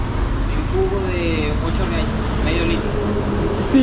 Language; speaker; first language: Spanish; native; Spanish